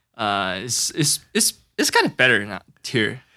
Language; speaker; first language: English; non-native, learner; Chinese